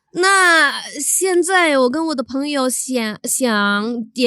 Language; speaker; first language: Chinese; non-native, learner; Indonesian